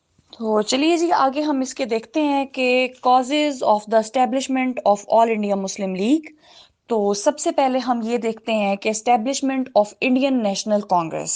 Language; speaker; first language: Urdu; native; Urdu